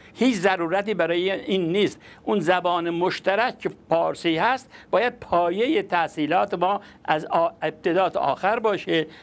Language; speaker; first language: Persian; non-native, local second language; Azerbaijani